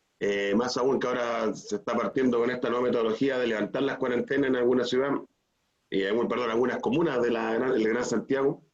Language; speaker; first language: Spanish; native; Spanish